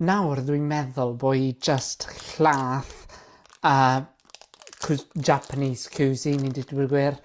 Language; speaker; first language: Welsh; non-native, learner; English